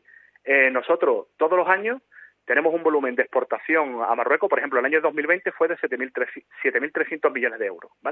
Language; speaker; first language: Spanish; native; Spanish